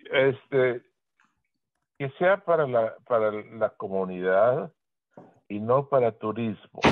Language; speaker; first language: Spanish; early bilingual, heritage; Spanish